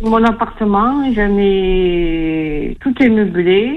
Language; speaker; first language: French; non-native, learner; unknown